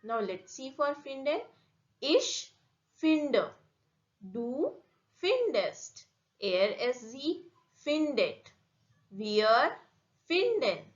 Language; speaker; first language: German; non-native, fluent; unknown